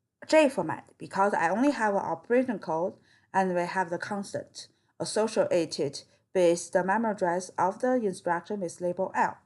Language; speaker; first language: English; non-native, fluent; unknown